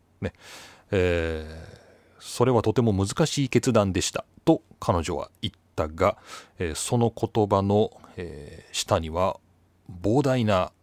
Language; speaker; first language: Japanese; native; Japanese